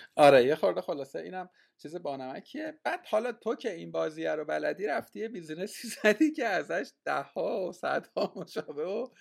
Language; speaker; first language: Persian; native; Persian